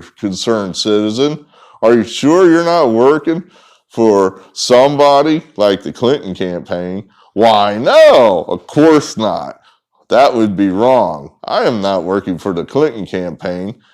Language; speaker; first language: English; native; English